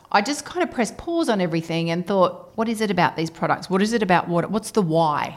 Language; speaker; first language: English; native; English